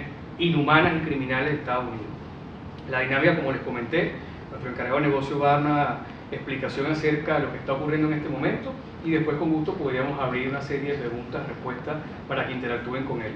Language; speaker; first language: Spanish; native; Spanish